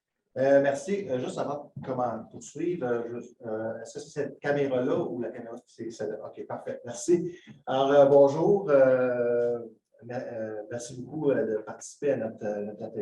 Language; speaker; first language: French; native; French